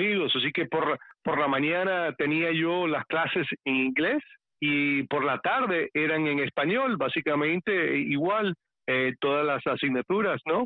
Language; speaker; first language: Spanish; early bilingual, heritage; Spanish